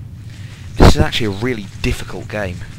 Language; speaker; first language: English; native; English